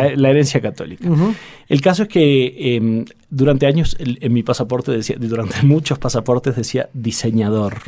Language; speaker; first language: Spanish; native; Spanish